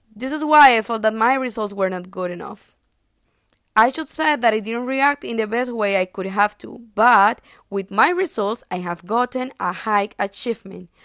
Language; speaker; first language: English; non-native, fluent; Spanish